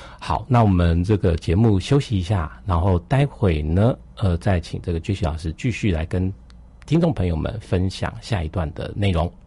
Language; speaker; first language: Chinese; native; Chinese